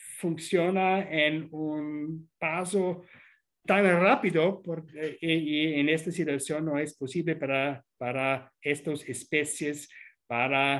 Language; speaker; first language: Spanish; non-native, fluent; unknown